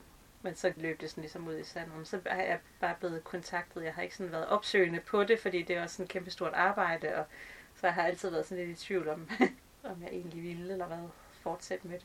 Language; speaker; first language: Danish; native; Danish